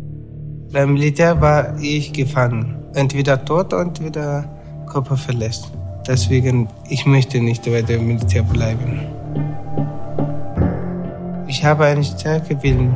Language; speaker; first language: German; non-native, learner; Tigrinya